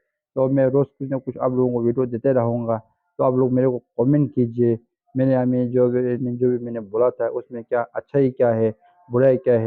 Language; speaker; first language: Hindi; non-native, fluent; Tibetan